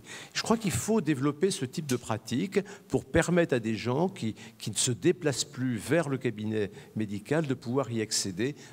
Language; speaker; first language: French; native; French